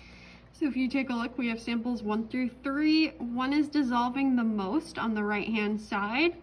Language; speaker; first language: English; native; English